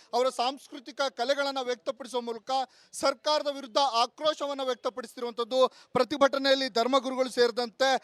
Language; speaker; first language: Kannada; native; Kannada